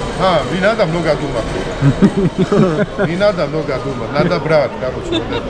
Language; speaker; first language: Russian; non-native, fluent; Georgian